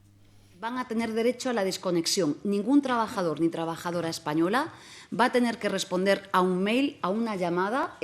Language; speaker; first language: Spanish; native; Spanish